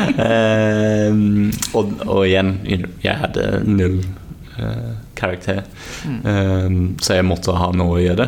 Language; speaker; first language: Norwegian; non-native, fluent; English